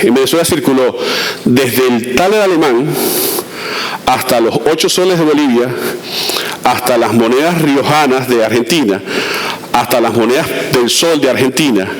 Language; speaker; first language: Spanish; native; Spanish